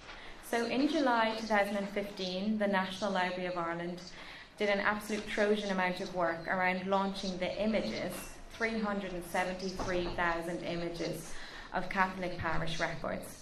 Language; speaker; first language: English; native; English